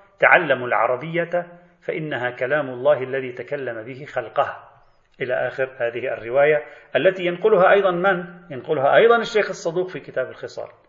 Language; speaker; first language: Arabic; native; Arabic